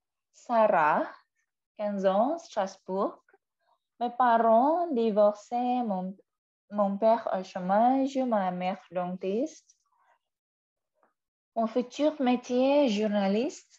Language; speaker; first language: French; non-native, fluent; Indonesian